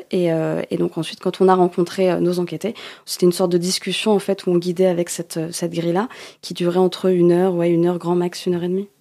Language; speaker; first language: French; native; French